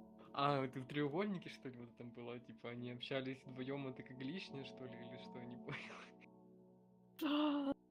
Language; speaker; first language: Russian; native; Russian